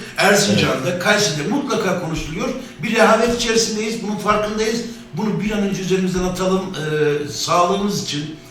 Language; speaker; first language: Turkish; native; Turkish